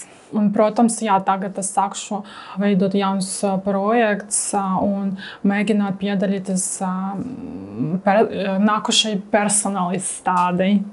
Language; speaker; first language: Latvian; non-native, learner; Russian